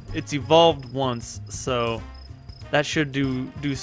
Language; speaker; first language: English; native; English